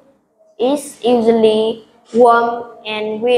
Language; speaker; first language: English; non-native, learner; Vietnamese